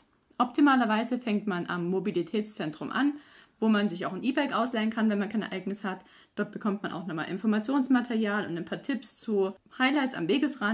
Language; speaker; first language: German; native; German